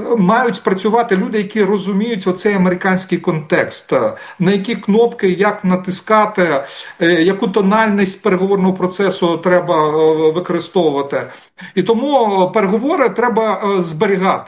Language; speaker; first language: Ukrainian; native; Ukrainian